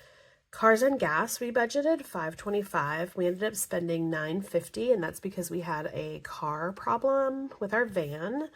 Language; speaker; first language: English; native; English